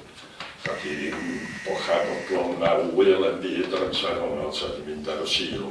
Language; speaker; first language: Welsh; native; Welsh